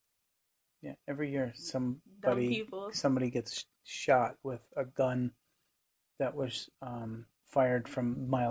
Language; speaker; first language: English; native; English